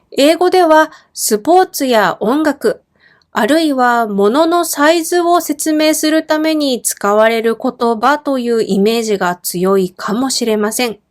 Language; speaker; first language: Japanese; native; Japanese